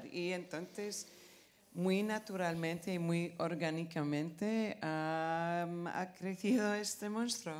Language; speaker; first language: Spanish; non-native, fluent; English